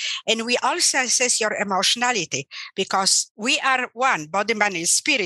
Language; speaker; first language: English; non-native, fluent; Polish